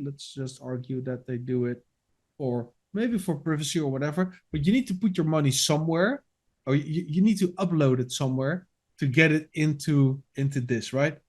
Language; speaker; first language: English; non-native, fluent; Dutch